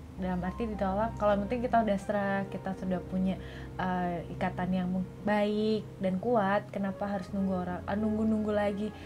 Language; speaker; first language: Indonesian; native; Indonesian